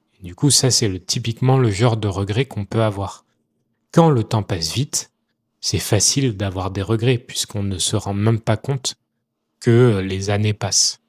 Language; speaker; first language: French; native; French